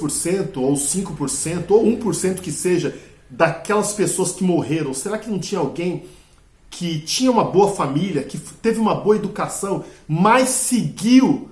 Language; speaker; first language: Portuguese; native; Portuguese